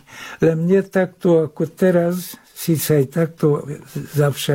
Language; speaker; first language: Slovak; early bilingual, heritage; Hungarian